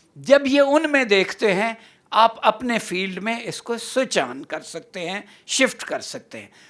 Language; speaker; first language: Urdu; non-native, local second language; Saraiki